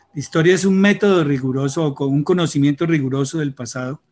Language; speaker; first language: Spanish; native; Spanish